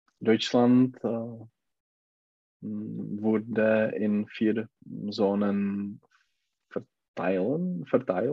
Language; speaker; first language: German; non-native, learner; Czech